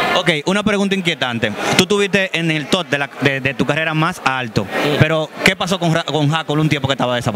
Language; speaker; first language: Spanish; native; Spanish